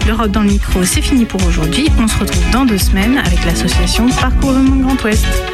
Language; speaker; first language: French; native; French